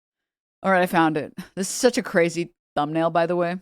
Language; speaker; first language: English; native; English